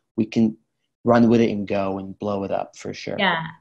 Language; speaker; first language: English; early bilingual, other home language; Arabic